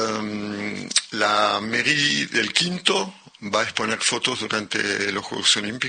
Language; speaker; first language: Spanish; non-native, local second language; French